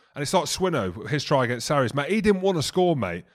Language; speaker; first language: English; native; English